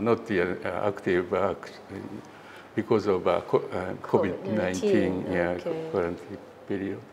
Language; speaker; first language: English; non-native, learner; Japanese